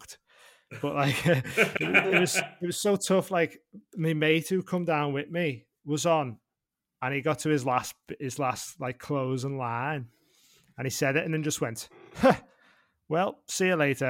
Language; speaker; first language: English; native; English